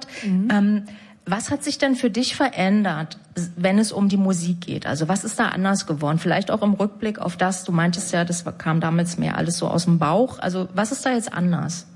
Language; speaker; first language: German; native; German